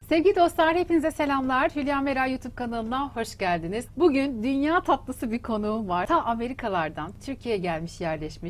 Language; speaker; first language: Turkish; native; Turkish